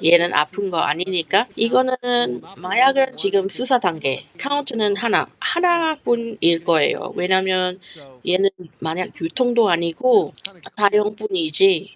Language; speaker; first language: Korean; non-native, fluent; English